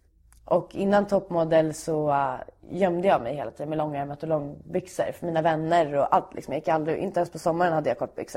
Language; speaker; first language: Swedish; native; Swedish